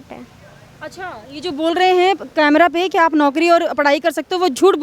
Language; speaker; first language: Hindi; native; Hindi